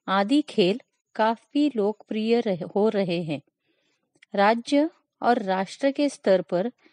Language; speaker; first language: Hindi; non-native, local second language; Kannada